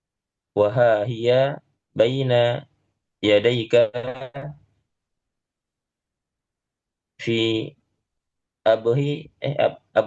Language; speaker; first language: Arabic; non-native, learner; Indonesian